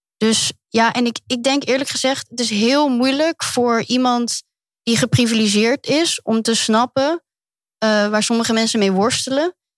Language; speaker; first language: Dutch; early bilingual, other home language; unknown